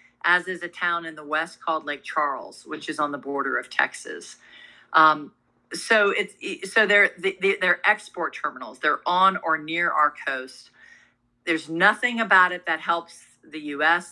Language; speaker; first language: English; native; English